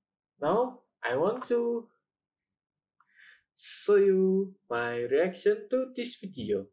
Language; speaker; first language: English; non-native, learner; Indonesian